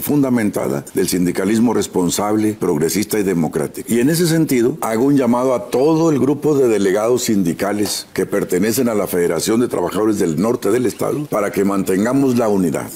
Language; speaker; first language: Spanish; native; Spanish